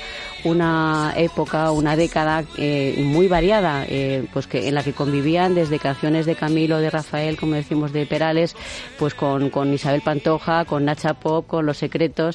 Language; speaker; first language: Spanish; native; Spanish